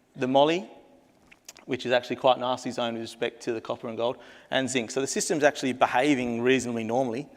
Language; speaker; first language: English; native; English